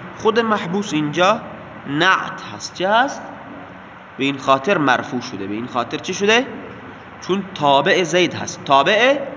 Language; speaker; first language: Persian; non-native, local second language; Baluchi